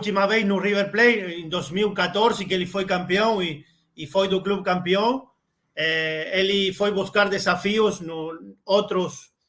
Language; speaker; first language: Portuguese; non-native, learner; Spanish